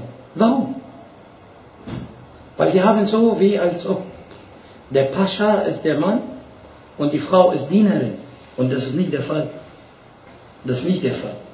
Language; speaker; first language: German; non-native, fluent; Arabic